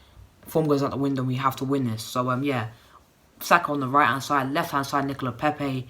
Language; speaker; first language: English; native; English